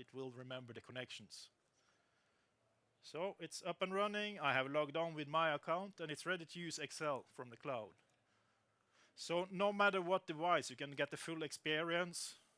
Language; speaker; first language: English; non-native, fluent; Norwegian